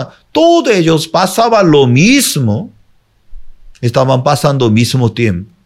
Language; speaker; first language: Spanish; non-native, fluent; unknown